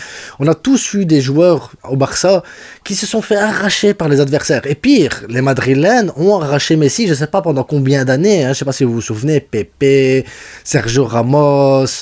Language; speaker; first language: French; native; French